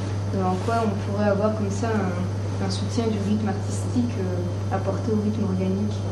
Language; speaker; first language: French; native; French